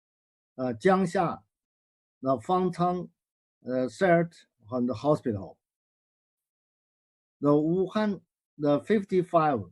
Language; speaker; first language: English; non-native, learner; Chinese